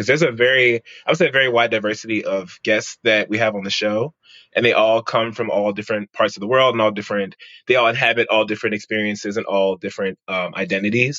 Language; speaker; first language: English; native; English